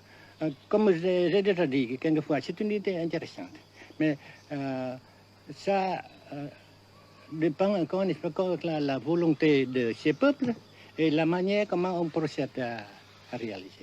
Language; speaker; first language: French; non-native, local second language; Vietnamese